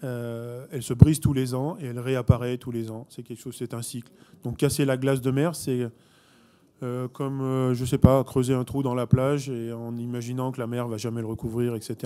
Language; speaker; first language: French; native; French